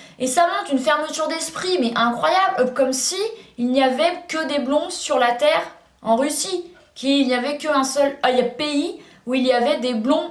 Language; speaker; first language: French; native; French